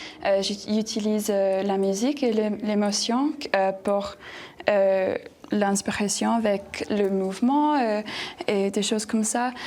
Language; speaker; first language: French; non-native, learner; English